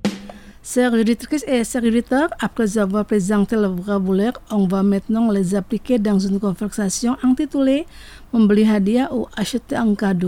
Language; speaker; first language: French; non-native, fluent; Indonesian